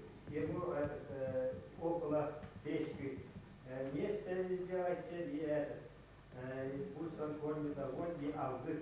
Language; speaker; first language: Russian; non-native, local second language; Yakut